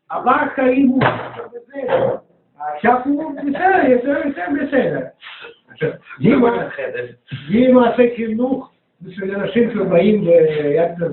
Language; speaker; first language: Hebrew; non-native, learner; Russian